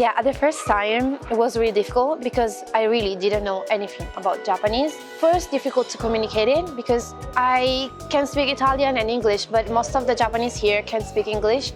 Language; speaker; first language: English; non-native, fluent; Italian